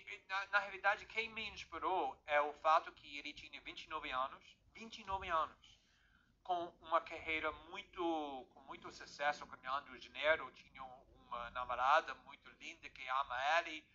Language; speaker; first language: Portuguese; non-native, fluent; English